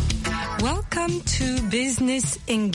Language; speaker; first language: English; non-native, fluent; French